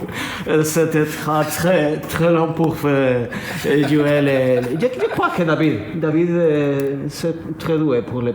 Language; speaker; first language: French; non-native, learner; Spanish